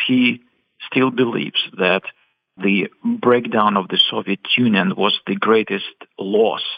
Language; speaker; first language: English; non-native, fluent; Russian